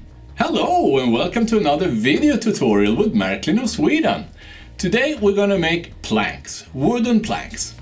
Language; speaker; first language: English; non-native, fluent; Swedish